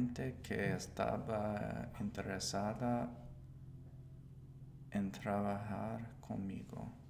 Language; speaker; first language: Spanish; non-native, learner; English